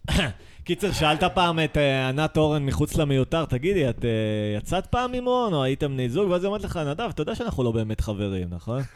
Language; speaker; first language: Hebrew; native; Hebrew